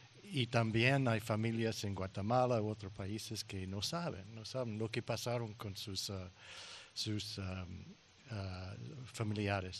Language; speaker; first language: Spanish; non-native, learner; English